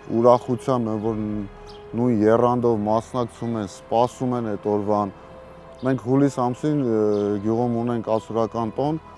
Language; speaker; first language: Armenian; native; Armenian